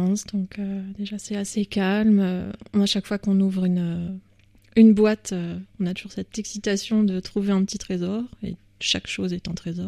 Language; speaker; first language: French; native; French